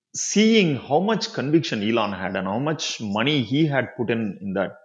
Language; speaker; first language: English; non-native, local second language; Tamil